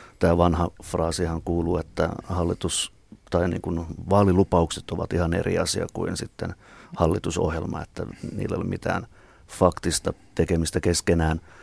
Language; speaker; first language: Finnish; native; Finnish